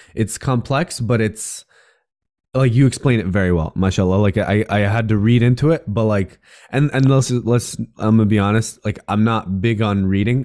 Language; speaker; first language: English; native; English